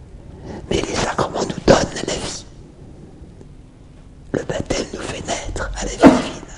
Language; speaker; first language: French; native; French